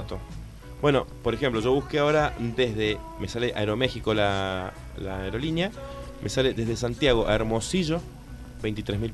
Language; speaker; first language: Spanish; native; Spanish